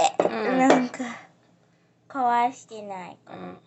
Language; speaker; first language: Japanese; early bilingual, heritage; English